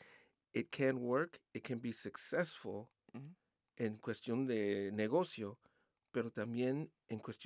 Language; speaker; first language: Spanish; early bilingual, heritage; Spanish